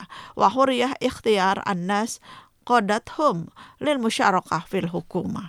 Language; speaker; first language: Arabic; non-native, fluent; Indonesian